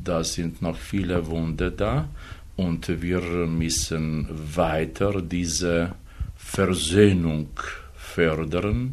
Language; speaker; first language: German; non-native, fluent; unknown